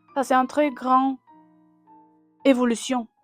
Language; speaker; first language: French; non-native, learner; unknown